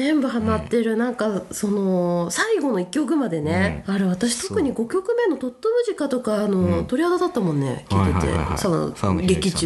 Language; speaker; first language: Japanese; native; Japanese